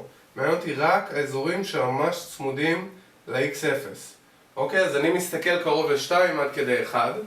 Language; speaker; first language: Hebrew; native; Hebrew